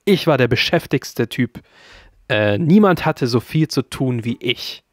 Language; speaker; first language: German; native; German